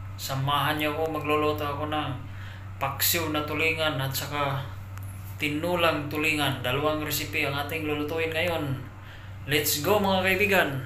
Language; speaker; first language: Filipino; non-native, local second language; Cebuano